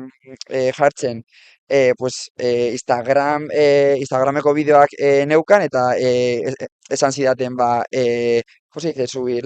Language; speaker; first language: Basque; non-native, local second language; Spanish